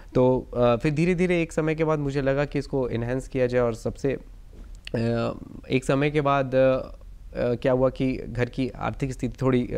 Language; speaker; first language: Hindi; native; Hindi